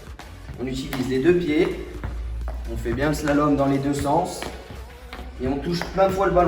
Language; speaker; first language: French; native; French